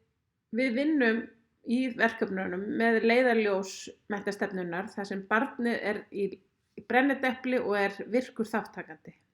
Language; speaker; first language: Icelandic; native; Icelandic